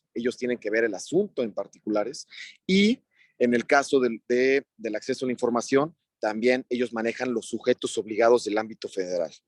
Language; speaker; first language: Spanish; native; Spanish